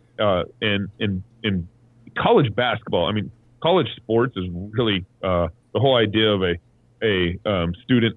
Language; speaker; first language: English; native; English